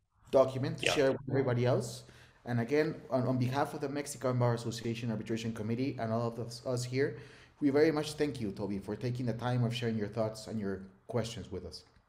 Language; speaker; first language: English; non-native, fluent; Spanish